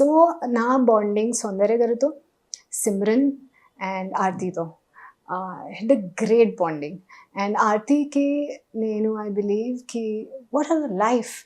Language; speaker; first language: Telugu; non-native, local second language; Hindi